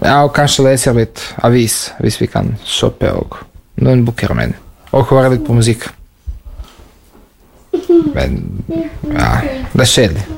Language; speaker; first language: Norwegian; non-native, learner; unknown